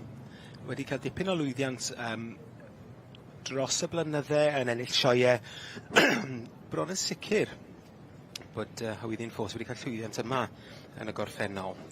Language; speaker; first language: Welsh; native; Welsh